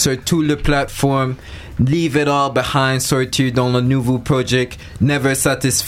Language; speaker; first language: French; non-native, learner; English